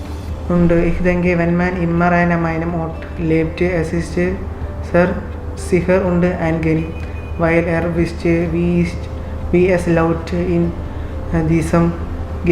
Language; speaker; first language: German; non-native, learner; Malayalam